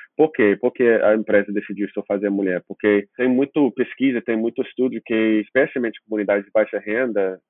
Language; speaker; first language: Portuguese; non-native, fluent; English